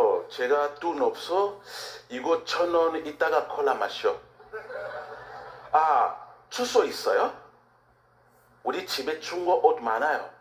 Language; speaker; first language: Korean; non-native, learner; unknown